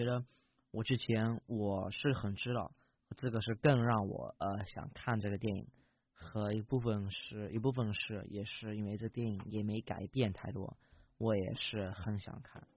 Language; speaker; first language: Chinese; early bilingual, heritage; English